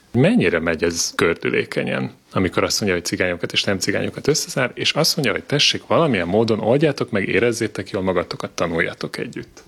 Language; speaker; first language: Hungarian; native; Hungarian